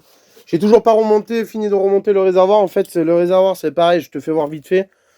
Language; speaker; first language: French; native; French